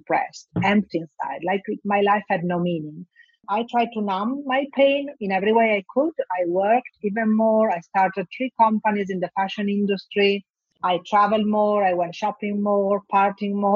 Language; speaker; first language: English; non-native, fluent; Italian